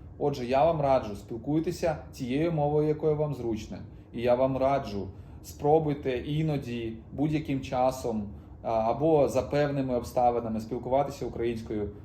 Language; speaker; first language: Ukrainian; non-native, local second language; Russian